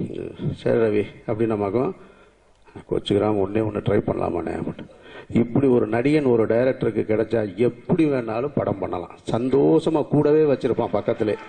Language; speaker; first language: Tamil; native; Tamil